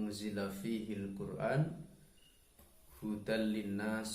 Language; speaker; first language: Indonesian; native; Indonesian